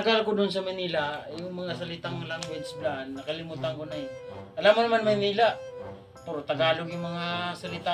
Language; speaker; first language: Filipino; non-native, local second language; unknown